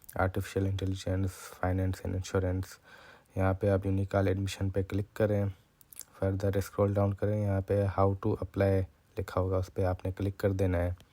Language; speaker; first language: Urdu; non-native, local second language; Punjabi